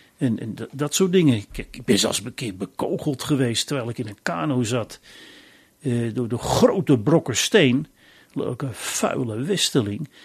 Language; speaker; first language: Dutch; native; Dutch